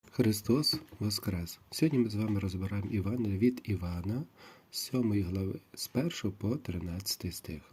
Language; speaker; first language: Ukrainian; native; Ukrainian